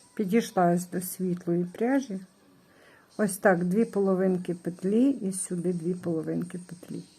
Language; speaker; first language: Ukrainian; non-native, local second language; Russian